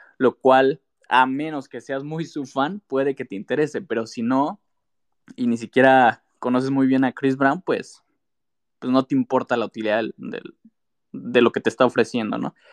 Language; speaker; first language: Spanish; early bilingual, heritage; Spanish